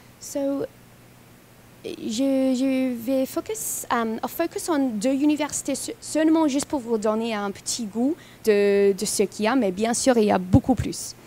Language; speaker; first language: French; non-native, fluent; English